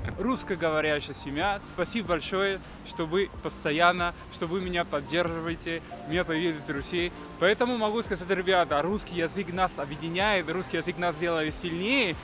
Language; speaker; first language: Russian; non-native, fluent; Spanish